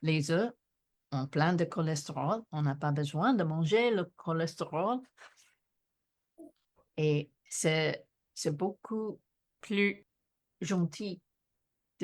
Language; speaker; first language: French; non-native, fluent; English